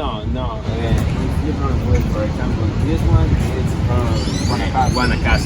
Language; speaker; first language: English; non-native, learner; Spanish